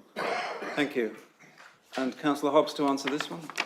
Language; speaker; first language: English; native; English